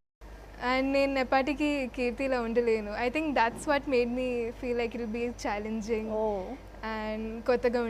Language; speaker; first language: Telugu; non-native, fluent; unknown